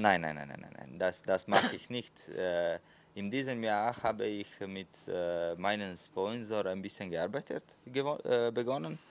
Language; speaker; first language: German; non-native, fluent; Slovenian